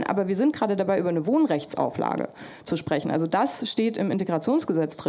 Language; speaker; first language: German; native; German